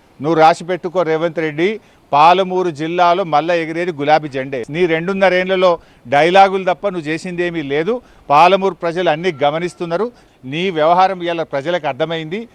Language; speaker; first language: Telugu; native; Telugu